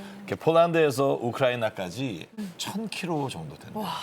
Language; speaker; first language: Korean; native; Korean